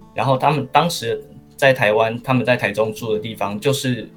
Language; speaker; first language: Chinese; native; Chinese